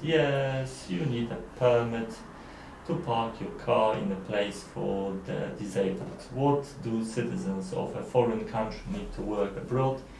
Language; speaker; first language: English; non-native, learner; Polish